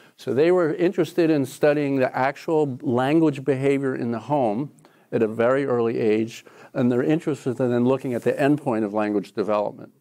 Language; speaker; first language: English; native; English